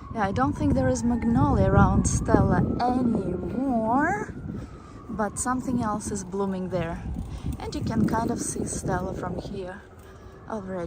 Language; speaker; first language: English; non-native, fluent; Russian